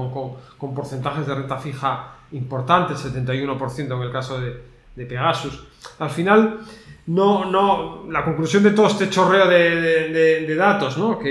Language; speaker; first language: Spanish; native; Spanish